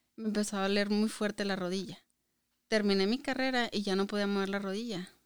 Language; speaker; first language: Spanish; native; Spanish